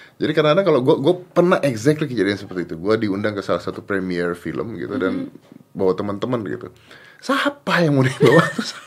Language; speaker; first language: Indonesian; native; Indonesian